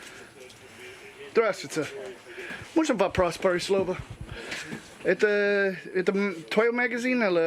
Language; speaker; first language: Russian; non-native, learner; English